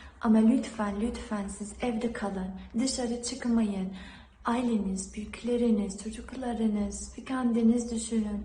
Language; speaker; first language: Turkish; non-native, learner; Arabic